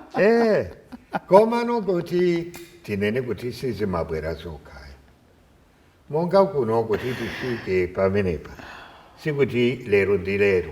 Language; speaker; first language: Nyanja; non-native, fluent; French